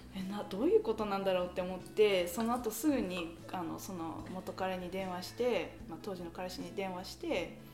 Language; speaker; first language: Japanese; early bilingual, heritage; English